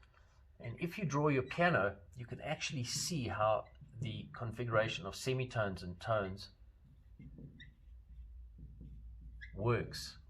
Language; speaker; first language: English; native; English